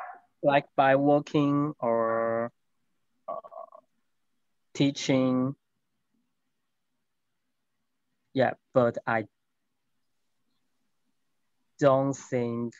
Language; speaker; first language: English; non-native, learner; Chinese